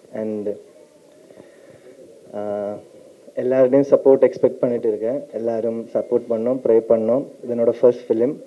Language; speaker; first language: Tamil; non-native, learner; Malayalam